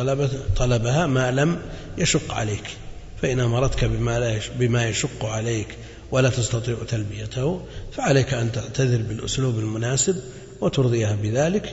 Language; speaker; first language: Arabic; native; Arabic